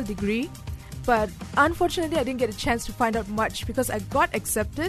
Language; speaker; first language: English; non-native, local second language; Tamil